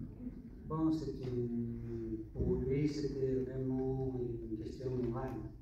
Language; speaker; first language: French; non-native, fluent; English